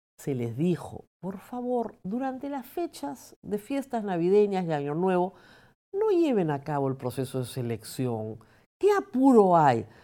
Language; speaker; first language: Spanish; native; Spanish